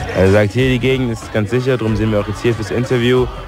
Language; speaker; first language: German; native; German